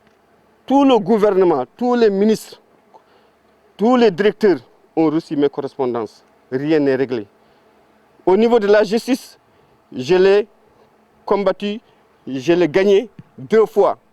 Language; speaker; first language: French; non-native, local second language; Fula